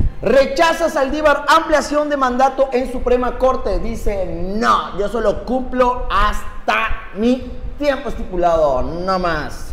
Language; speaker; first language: Spanish; native; Spanish